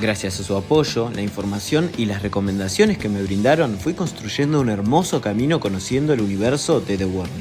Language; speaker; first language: Spanish; native; Spanish